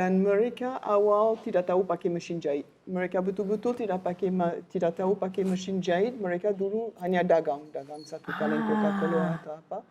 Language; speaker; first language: Indonesian; non-native, learner; French